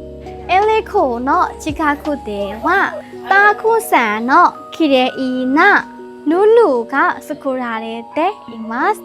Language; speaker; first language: Japanese; non-native, learner; Burmese